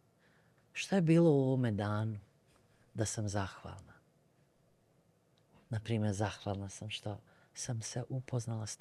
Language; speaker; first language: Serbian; early bilingual, other home language; Bosnian